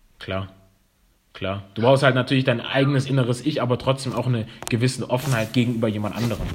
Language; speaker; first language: German; non-native, fluent; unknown